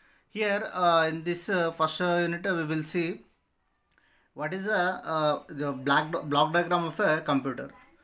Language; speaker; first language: English; non-native, local second language; Telugu